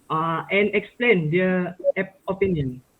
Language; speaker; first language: English; non-native, local second language; Malay